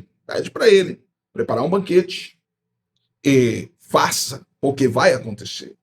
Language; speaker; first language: Portuguese; native; Portuguese